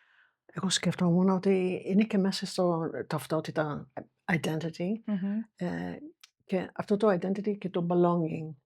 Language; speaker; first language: Greek; non-native, fluent; English